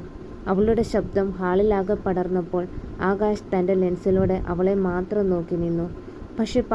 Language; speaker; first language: Malayalam; native; Malayalam